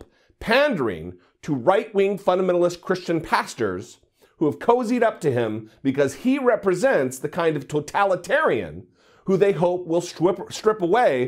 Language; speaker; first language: English; native; English